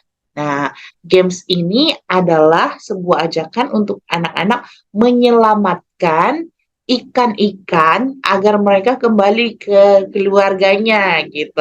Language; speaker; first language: Indonesian; native; Indonesian